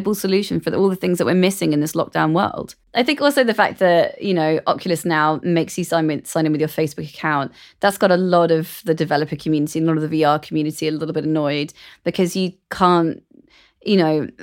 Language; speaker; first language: English; native; English